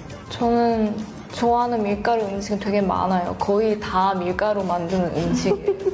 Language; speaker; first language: Korean; non-native, learner; Chinese